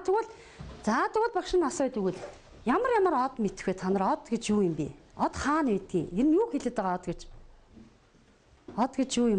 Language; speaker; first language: Mongolian; native; Mongolian